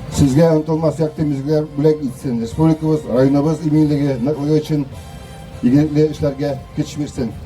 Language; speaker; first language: Tatar; native; Tatar